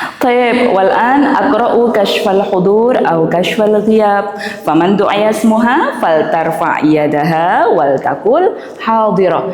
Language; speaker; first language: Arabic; non-native, fluent; Indonesian